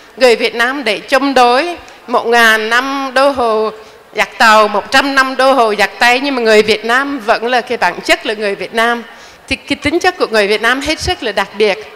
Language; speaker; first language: Vietnamese; non-native, fluent; English